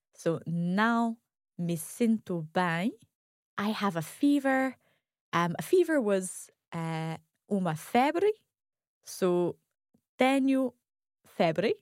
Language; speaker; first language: Portuguese; non-native, learner; English